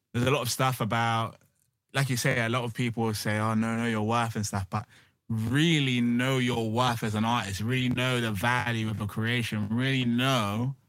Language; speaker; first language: English; native; English